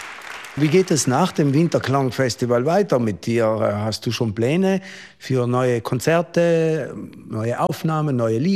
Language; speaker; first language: German; native; German